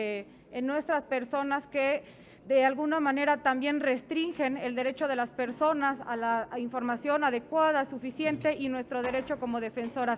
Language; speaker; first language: Spanish; native; Spanish